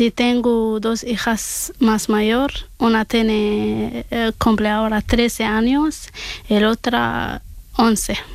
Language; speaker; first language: Spanish; non-native, learner; Arabic